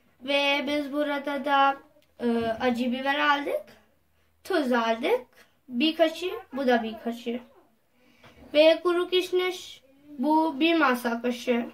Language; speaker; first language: Turkish; non-native, fluent; Urdu